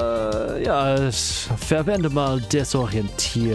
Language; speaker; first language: German; non-native, fluent; English